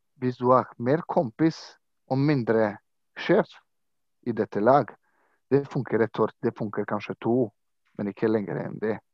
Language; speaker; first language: Norwegian; non-native, fluent; Croatian